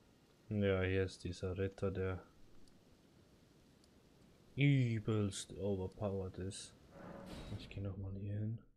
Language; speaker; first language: German; native; German